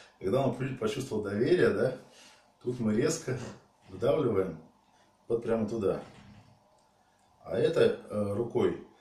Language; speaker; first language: Russian; native; Russian